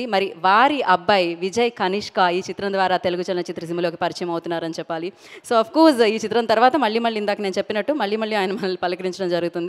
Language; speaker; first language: Telugu; native; Telugu